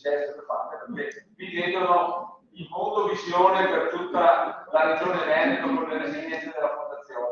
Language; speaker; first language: Italian; native; Italian